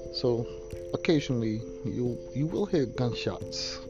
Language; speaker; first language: English; native; English